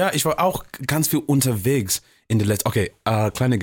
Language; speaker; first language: German; non-native, fluent; English